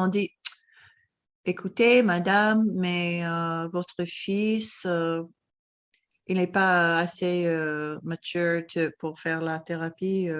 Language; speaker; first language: French; non-native, fluent; English